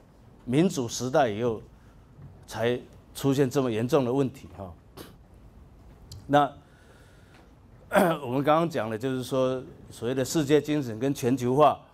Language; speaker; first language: Chinese; native; Chinese